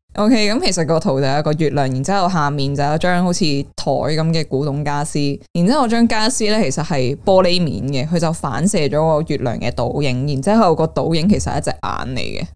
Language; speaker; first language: Cantonese; native; Cantonese